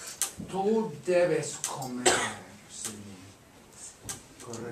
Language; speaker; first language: Spanish; non-native, fluent; English